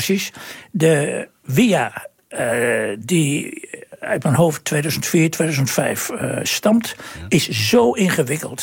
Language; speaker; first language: Dutch; native; Dutch